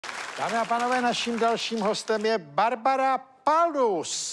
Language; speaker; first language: Czech; native; Czech